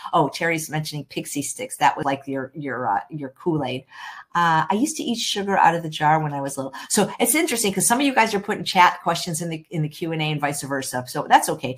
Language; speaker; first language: English; early bilingual, other home language; French